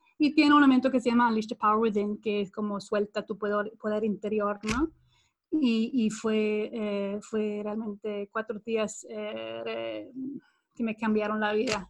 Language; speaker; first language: Spanish; non-native, fluent; Swedish